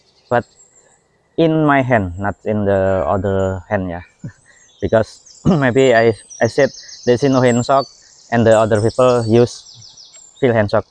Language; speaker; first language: English; non-native, learner; Indonesian